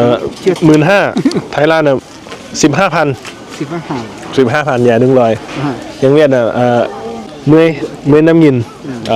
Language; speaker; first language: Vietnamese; non-native, learner; Thai